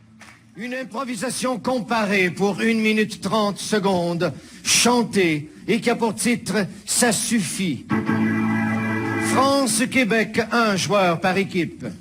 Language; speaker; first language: French; native; French